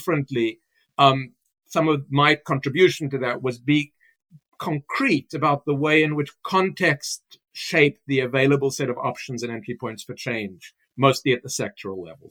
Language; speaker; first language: English; native; English